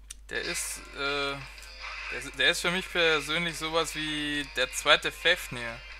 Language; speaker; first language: German; native; German